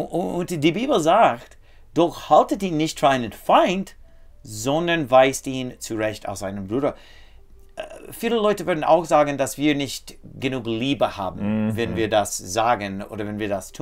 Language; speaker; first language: German; non-native, fluent; English